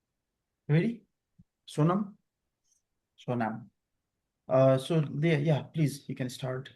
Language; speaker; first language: English; non-native, fluent; Nepali